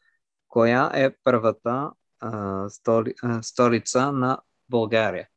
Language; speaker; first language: Bulgarian; non-native, learner; French